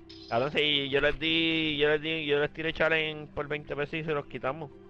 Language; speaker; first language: Spanish; early bilingual, heritage; Spanish